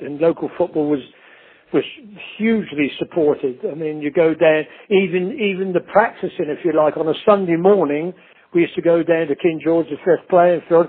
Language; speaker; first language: English; native; English